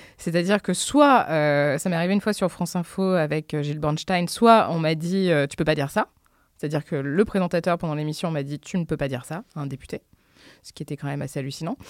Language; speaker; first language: French; native; French